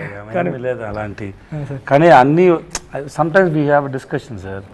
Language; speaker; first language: Telugu; non-native, learner; Tamil